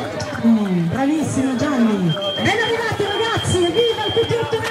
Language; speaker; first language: Italian; native; Italian